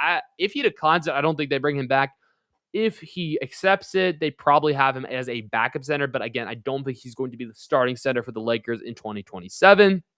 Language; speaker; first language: English; native; English